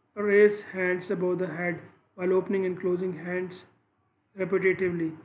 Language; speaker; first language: English; non-native, local second language; Urdu